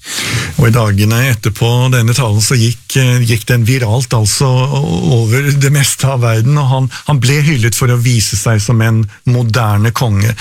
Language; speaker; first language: Norwegian; native; Norwegian